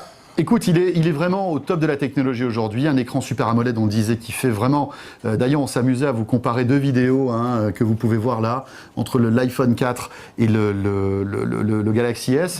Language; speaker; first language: French; native; French